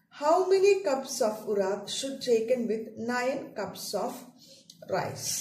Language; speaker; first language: English; non-native, local second language; Malayalam